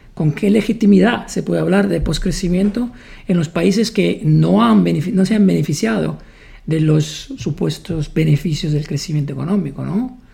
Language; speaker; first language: Spanish; non-native, fluent; Italian